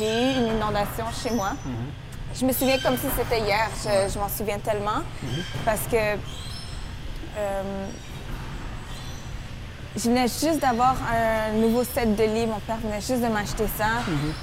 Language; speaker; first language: French; early bilingual, heritage; French